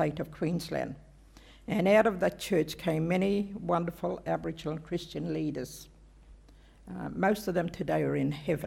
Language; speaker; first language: English; native; English